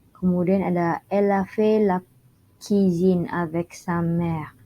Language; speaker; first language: French; non-native, learner; Indonesian